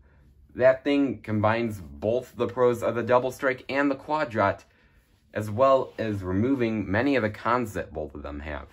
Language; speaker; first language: English; native; English